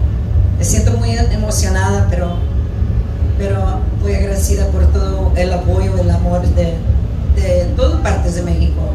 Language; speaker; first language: Spanish; early bilingual, heritage; English